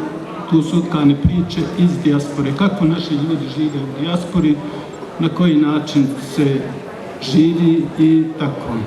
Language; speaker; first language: Bosnian; native; Bosnian